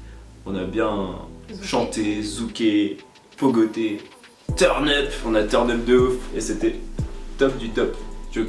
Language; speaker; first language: French; native; French